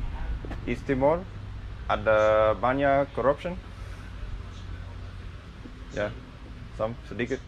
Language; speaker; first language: Indonesian; non-native, learner; English